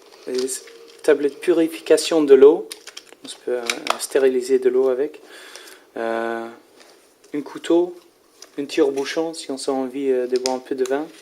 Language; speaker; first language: French; non-native, learner; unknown